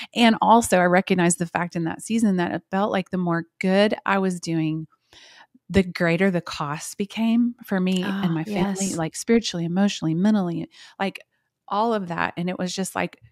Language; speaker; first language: English; native; English